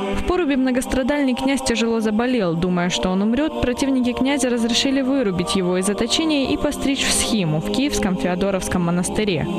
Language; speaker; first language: Russian; native; Russian